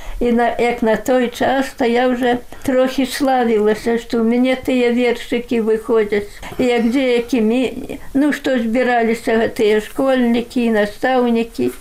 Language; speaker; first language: Belarusian; native; Belarusian